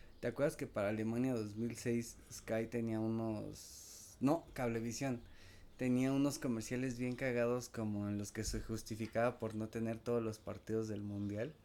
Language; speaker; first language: Spanish; native; Spanish